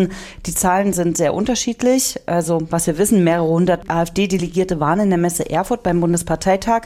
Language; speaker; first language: German; native; German